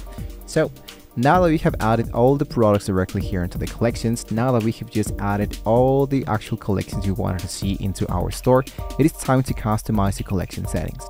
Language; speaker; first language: English; non-native, fluent; Spanish